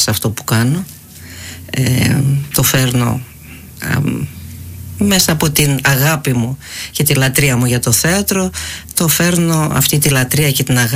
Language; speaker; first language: Greek; non-native, fluent; Uzbek